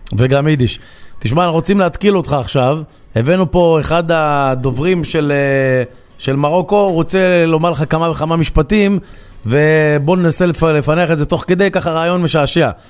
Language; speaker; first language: Hebrew; native; Hebrew